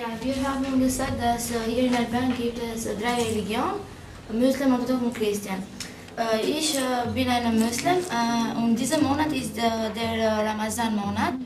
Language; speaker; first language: German; non-native, learner; Albanian